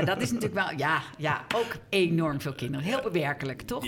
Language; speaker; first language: Dutch; native; Dutch